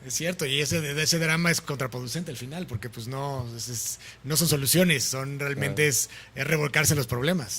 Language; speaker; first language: Spanish; native; Spanish